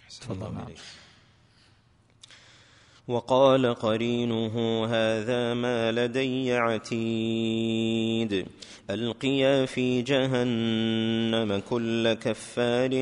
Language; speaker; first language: Arabic; native; Arabic